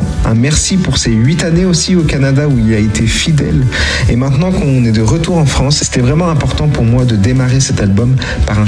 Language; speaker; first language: French; native; French